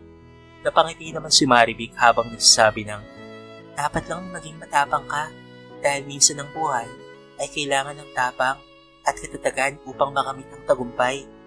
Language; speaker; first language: Filipino; native; Filipino